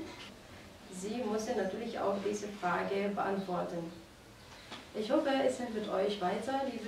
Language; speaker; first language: German; non-native, fluent; Arabic